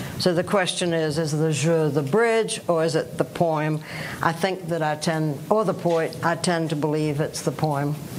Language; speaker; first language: English; native; English